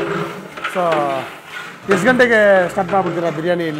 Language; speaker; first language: Kannada; native; Kannada